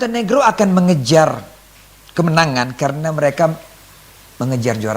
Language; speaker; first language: Indonesian; native; Indonesian